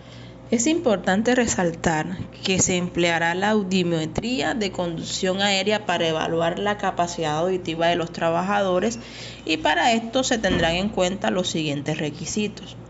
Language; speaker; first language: Spanish; native; Spanish